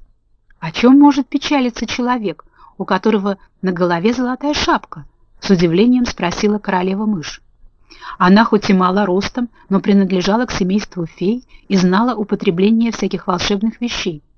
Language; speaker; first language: Russian; native; Russian